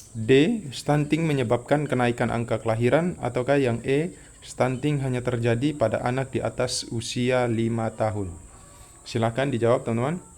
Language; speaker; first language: Indonesian; native; Indonesian